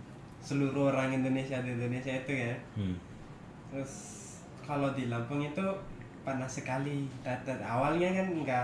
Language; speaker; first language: Indonesian; non-native, fluent; Malagasy